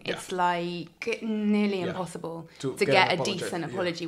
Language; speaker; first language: English; native; English